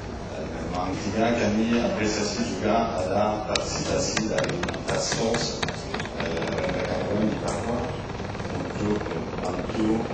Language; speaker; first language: Indonesian; non-native, learner; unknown